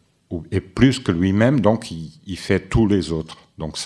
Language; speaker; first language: French; non-native, fluent; Portuguese